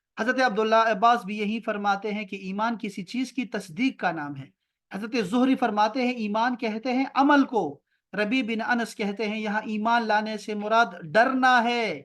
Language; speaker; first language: Urdu; non-native, local second language; Pashto